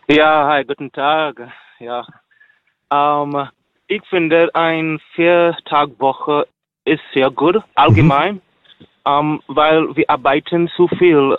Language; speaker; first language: German; non-native, learner; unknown